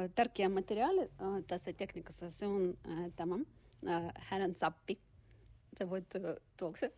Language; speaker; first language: Finnish; non-native, learner; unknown